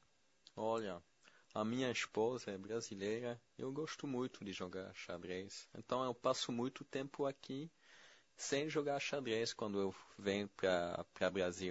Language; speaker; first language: Portuguese; non-native, fluent; French